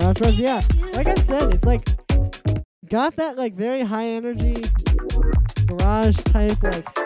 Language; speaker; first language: English; native; English